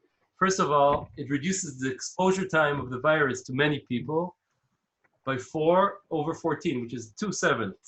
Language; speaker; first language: English; non-native, fluent; Hebrew